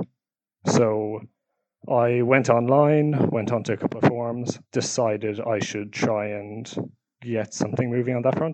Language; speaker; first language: English; native; English